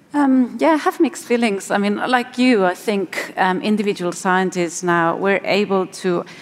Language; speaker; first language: English; non-native, fluent; Spanish